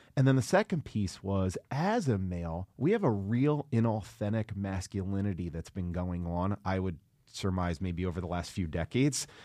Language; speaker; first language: English; native; English